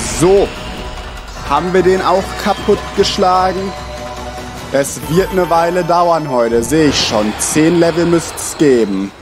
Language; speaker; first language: German; native; German